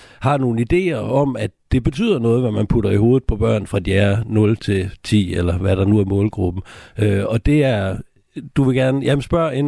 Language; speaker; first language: Danish; native; Danish